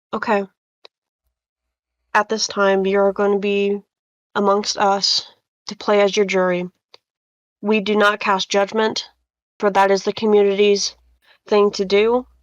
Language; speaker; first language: English; native; English